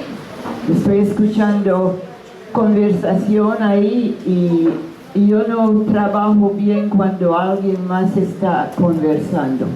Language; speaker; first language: Spanish; non-native, fluent; English